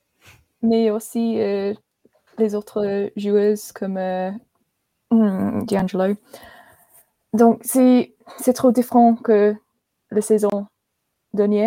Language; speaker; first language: French; non-native, learner; English